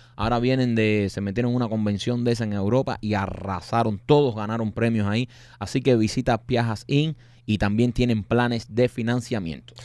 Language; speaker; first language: Spanish; native; Spanish